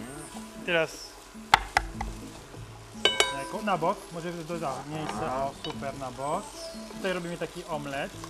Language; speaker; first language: Polish; non-native, learner; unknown